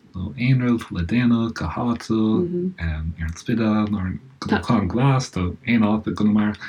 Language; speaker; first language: Irish; native; Irish